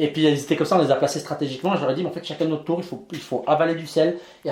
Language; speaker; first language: French; native; French